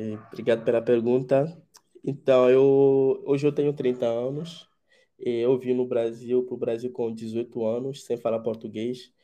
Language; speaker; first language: Portuguese; non-native, fluent; Ewe